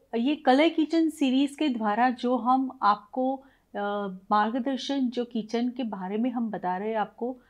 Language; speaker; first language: Hindi; non-native, local second language; Gujarati